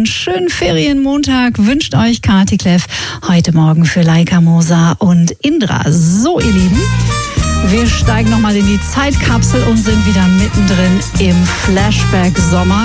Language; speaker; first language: German; native; German